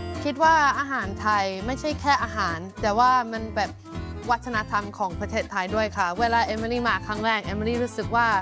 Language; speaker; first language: Thai; non-native, fluent; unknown